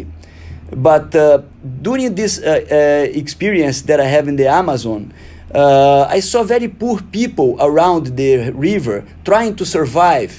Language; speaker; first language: English; non-native, fluent; Portuguese